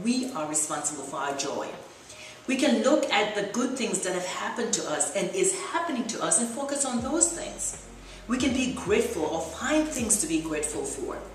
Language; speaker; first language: English; native; English